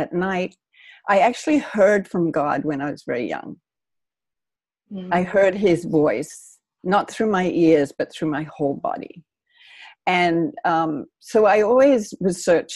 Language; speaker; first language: English; native; English